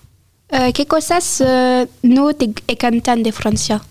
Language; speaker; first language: Spanish; non-native, learner; French